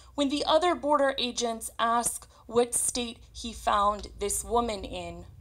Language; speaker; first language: English; native; English